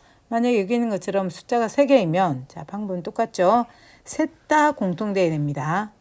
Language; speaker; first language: Korean; native; Korean